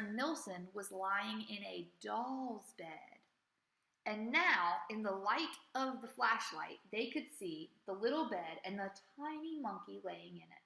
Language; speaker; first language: English; native; English